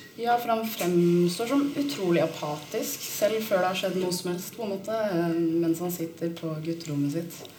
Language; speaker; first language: Norwegian; native; Norwegian